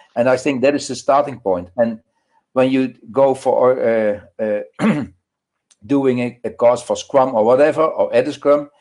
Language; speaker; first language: English; non-native, learner; Dutch